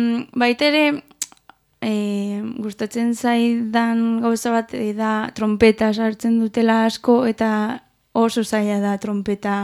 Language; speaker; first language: Basque; non-native, local second language; Spanish